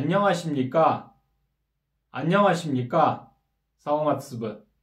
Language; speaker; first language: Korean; non-native, fluent; Kyrgyz